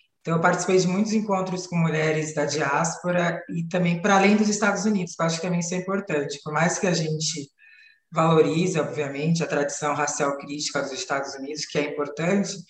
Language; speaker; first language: Portuguese; native; Portuguese